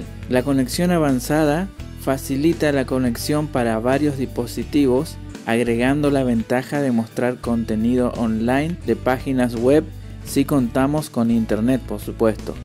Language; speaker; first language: Spanish; native; Spanish